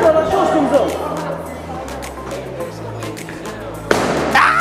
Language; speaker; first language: French; native; French